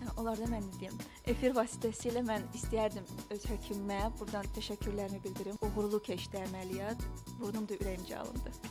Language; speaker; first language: Azerbaijani; non-native, local second language; Russian